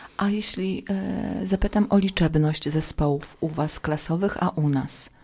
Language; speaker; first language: Polish; native; Polish